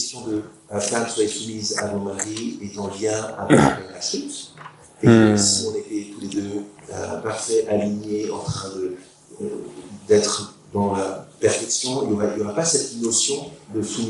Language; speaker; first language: French; native; French